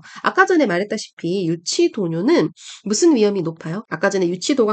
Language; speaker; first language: Korean; native; Korean